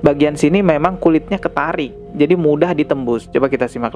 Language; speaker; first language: Indonesian; native; Indonesian